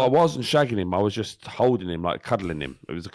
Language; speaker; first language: English; native; English